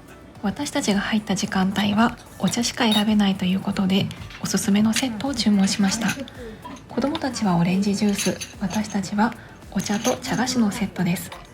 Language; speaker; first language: Japanese; native; Japanese